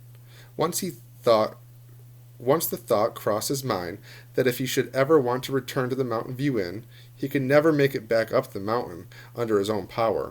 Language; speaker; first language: English; native; English